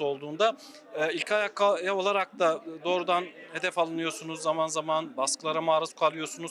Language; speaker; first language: Turkish; native; Turkish